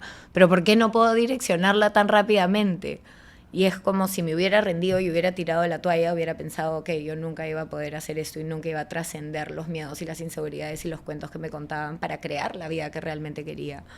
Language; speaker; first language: Spanish; native; Spanish